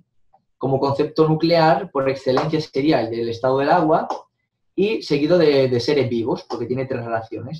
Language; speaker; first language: Spanish; native; Spanish